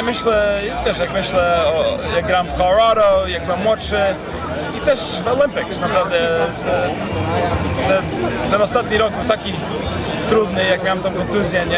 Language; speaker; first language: Polish; early bilingual, heritage; Polish